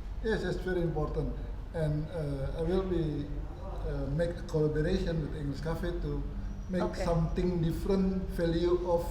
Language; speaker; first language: English; non-native, learner; Indonesian